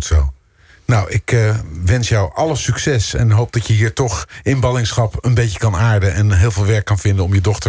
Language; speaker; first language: Dutch; native; Dutch